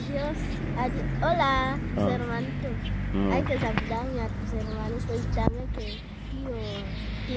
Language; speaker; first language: Spanish; native; Spanish